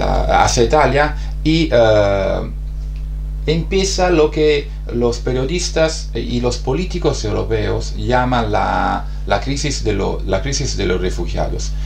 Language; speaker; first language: Spanish; non-native, fluent; Italian